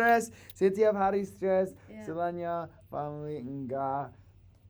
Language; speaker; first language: Indonesian; non-native, learner; English